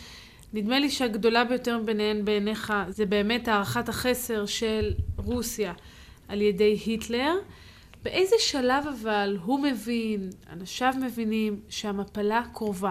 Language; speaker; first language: Hebrew; native; Hebrew